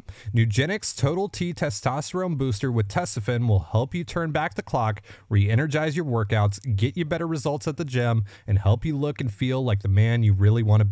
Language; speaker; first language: English; native; English